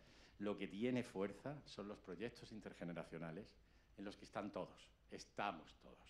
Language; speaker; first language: Spanish; native; Spanish